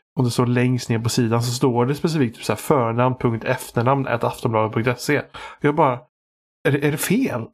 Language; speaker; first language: Swedish; native; Swedish